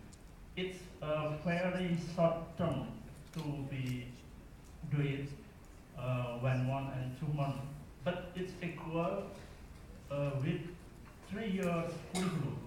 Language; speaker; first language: English; non-native, learner; Indonesian